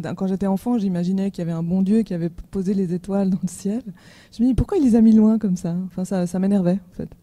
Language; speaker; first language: French; native; French